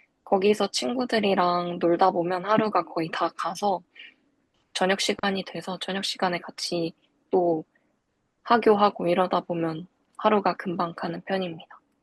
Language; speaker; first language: Korean; native; Korean